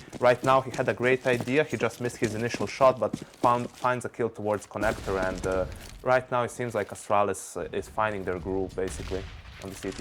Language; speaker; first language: English; non-native, fluent; Danish